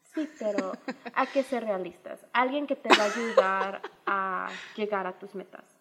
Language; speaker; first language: Spanish; early bilingual, heritage; Spanish